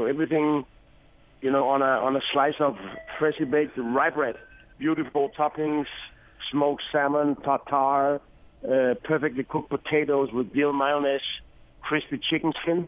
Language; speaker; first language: English; non-native, fluent; Danish